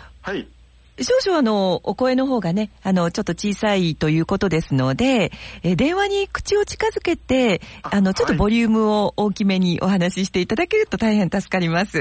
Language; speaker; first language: Japanese; native; Japanese